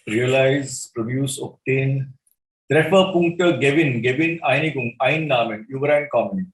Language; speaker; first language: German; non-native, fluent; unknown